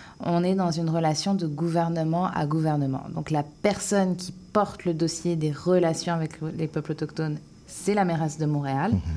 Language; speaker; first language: French; native; French